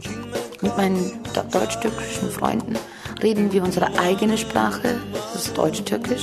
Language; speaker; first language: German; early bilingual, other home language; Turkish